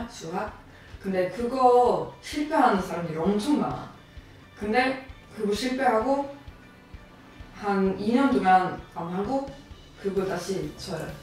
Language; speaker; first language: Korean; non-native, fluent; Swedish